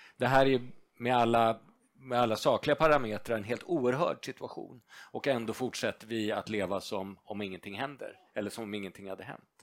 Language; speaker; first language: Swedish; native; Swedish